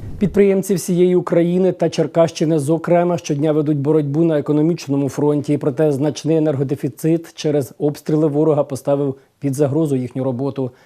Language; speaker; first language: Ukrainian; native; Ukrainian